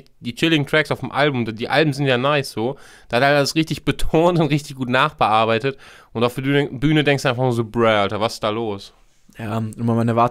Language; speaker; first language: German; native; German